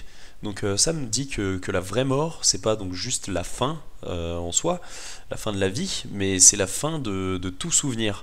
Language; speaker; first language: French; native; French